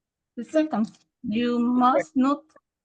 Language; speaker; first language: English; non-native, learner; Spanish